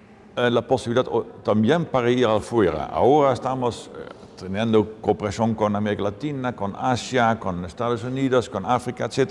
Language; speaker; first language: Spanish; non-native, fluent; Dutch